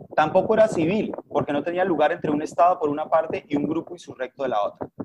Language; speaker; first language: Spanish; native; Spanish